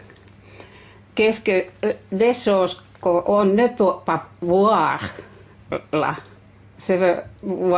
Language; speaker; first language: French; non-native, learner; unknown